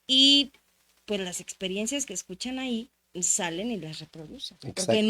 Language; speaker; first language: Spanish; native; Spanish